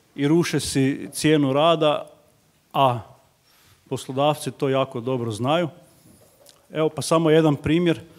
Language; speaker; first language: Croatian; native; Croatian